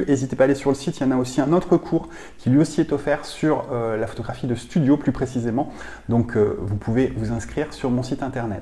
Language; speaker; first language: French; native; French